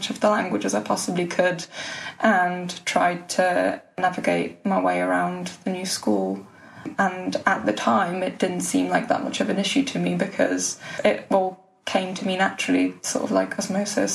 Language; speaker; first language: English; early bilingual, other home language; Polish